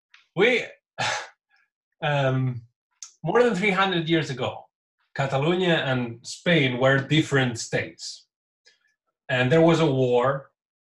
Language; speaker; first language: English; non-native, fluent; Catalan